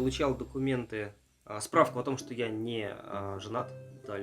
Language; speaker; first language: Russian; native; Russian